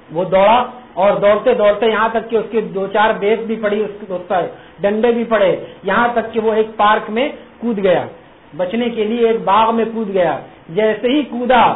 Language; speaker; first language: Urdu; native; Urdu